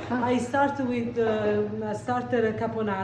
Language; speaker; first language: English; non-native, learner; Italian